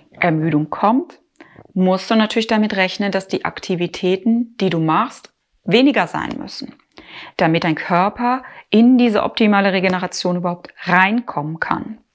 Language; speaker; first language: German; native; German